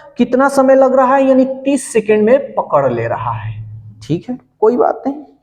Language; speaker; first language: Hindi; native; Hindi